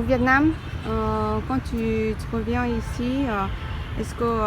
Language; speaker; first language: French; non-native, learner; Vietnamese